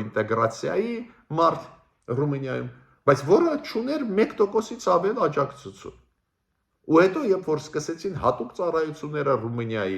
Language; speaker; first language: Armenian; native; Armenian